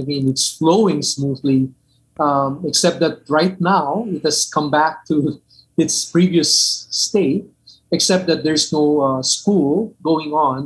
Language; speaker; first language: English; non-native, local second language; Min Nan Chinese